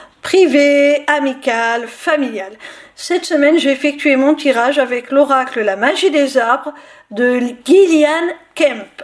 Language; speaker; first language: French; native; French